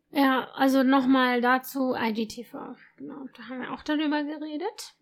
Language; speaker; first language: German; early bilingual, other home language; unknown